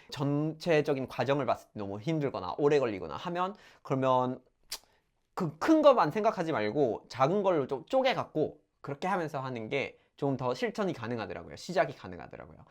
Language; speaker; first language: Korean; non-native, fluent; English